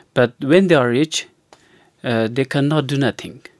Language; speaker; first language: English; non-native, learner; Persian